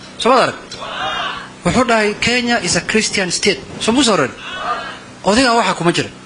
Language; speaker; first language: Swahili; non-native, local second language; Somali